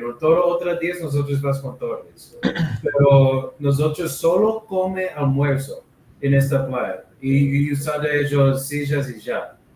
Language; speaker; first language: Spanish; non-native, learner; English